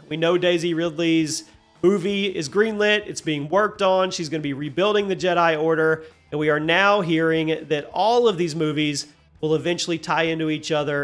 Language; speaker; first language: English; native; English